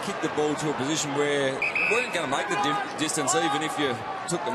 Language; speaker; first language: English; native; English